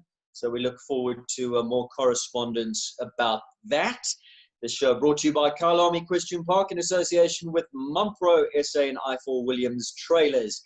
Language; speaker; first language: English; native; English